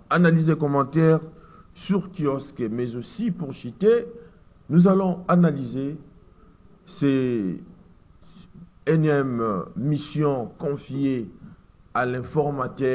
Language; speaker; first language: French; non-native, local second language; Lingala